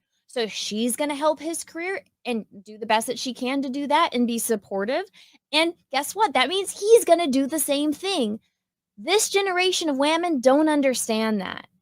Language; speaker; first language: English; native; English